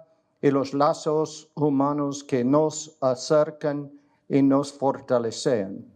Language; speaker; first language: Spanish; non-native, learner; English